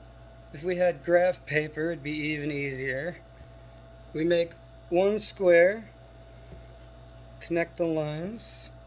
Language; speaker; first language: English; native; English